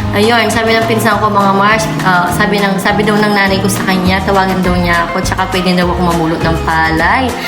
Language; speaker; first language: Filipino; non-native, local second language; Pampanga